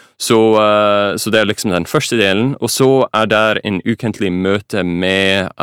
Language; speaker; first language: Norwegian; non-native, fluent; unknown